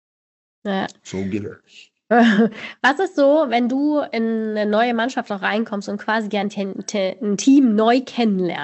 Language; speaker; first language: German; native; German